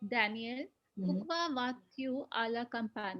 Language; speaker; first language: French; non-native, learner; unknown